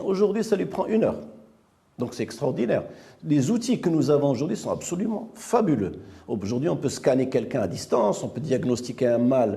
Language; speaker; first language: French; non-native, local second language; Arabic